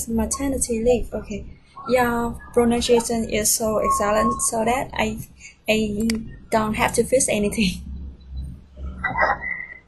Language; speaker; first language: English; non-native, fluent; Vietnamese